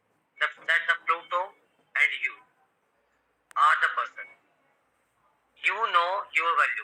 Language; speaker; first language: English; non-native, local second language; Hindi